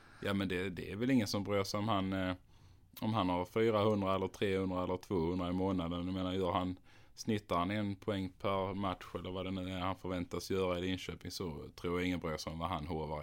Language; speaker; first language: Swedish; native; Swedish